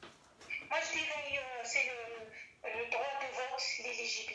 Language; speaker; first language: French; non-native, fluent; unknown